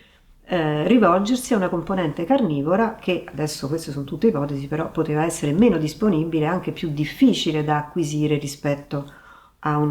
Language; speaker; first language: Italian; native; Italian